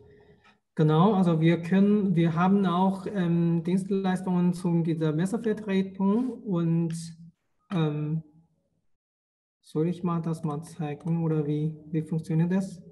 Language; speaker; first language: German; non-native, fluent; Chinese